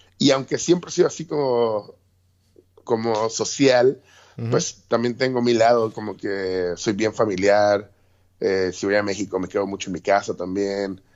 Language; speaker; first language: Spanish; native; Spanish